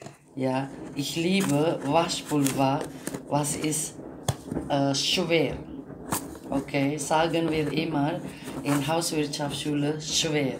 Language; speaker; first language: German; non-native, learner; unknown